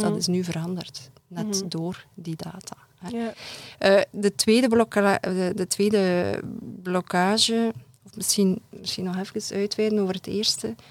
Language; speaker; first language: Dutch; native; Dutch